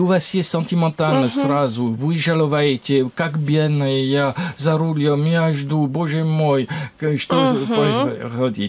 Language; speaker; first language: Russian; non-native, learner; French